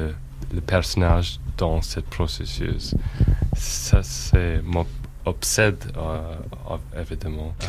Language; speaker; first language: French; non-native, fluent; English